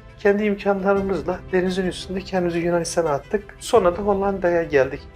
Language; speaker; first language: Turkish; non-native, local second language; Kurdish